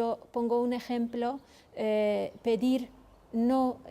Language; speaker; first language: Spanish; non-native, fluent; Kurdish